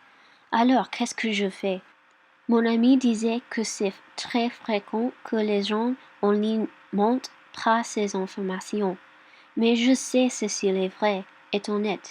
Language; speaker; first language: French; non-native, learner; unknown